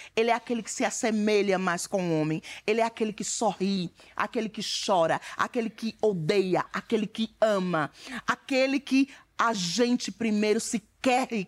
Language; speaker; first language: Portuguese; native; Portuguese